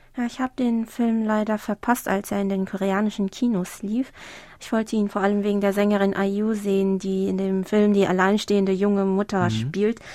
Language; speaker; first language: German; non-native, fluent; Korean